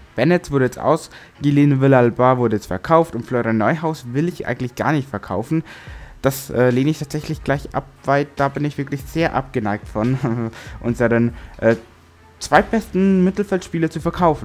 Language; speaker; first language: German; native; German